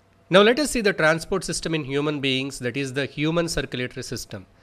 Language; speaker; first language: English; non-native, local second language; Telugu